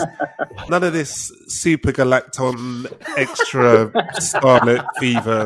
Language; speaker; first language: English; native; English